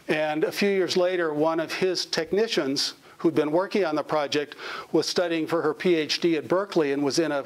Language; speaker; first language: English; native; English